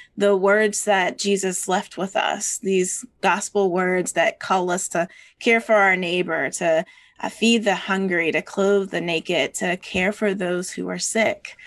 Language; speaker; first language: English; native; English